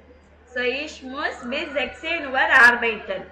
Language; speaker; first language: German; non-native, fluent; Tamil